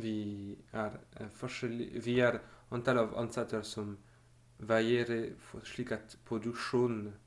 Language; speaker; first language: Norwegian; non-native, learner; French